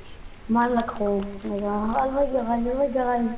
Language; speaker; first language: Hebrew; native; Hebrew